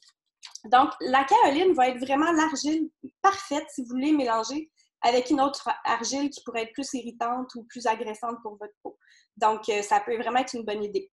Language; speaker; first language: French; native; French